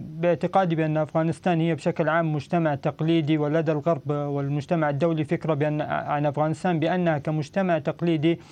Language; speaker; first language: Arabic; non-native, fluent; Pashto